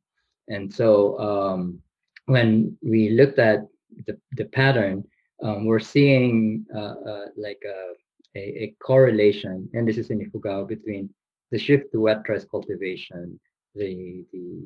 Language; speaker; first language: English; non-native, local second language; Bikol